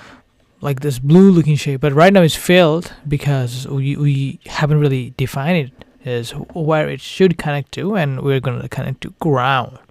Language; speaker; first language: English; non-native, fluent; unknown